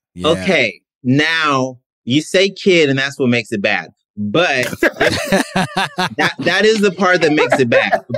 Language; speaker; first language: English; native; English